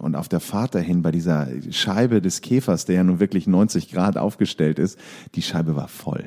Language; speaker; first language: German; native; German